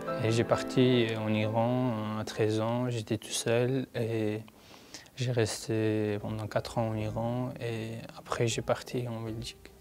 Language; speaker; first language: French; non-native, learner; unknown